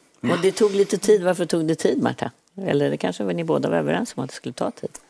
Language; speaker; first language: Swedish; native; Swedish